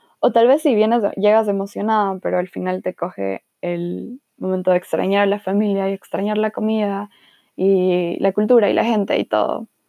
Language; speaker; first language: Spanish; native; Spanish